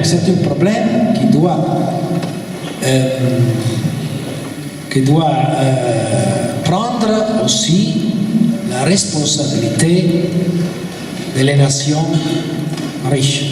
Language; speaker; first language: French; non-native, learner; Italian